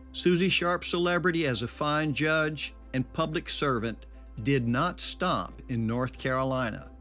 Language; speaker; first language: English; native; English